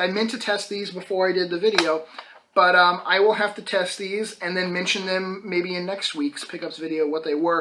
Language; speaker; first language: English; native; English